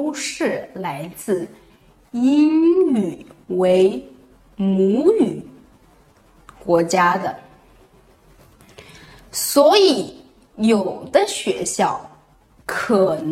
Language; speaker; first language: Chinese; native; Chinese